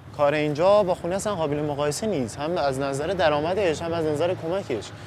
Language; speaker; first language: Persian; non-native, local second language; Kurdish